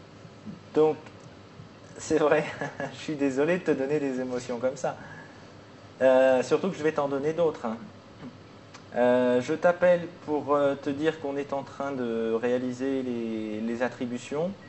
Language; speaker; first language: French; native; French